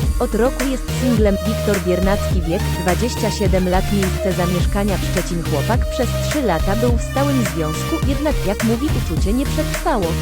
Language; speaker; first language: Polish; native; Polish